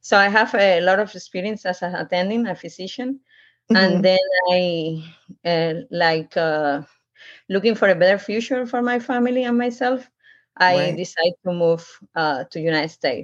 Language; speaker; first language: English; non-native, learner; Spanish